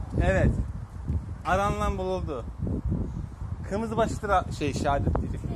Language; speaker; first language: Turkish; native; Turkish